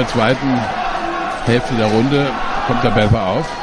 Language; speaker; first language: German; native; German